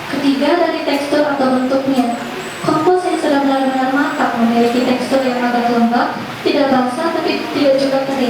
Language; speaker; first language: Indonesian; native; Indonesian